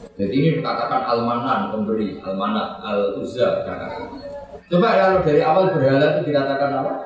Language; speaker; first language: Indonesian; native; Indonesian